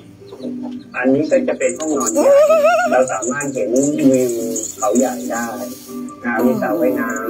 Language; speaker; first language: Thai; native; Thai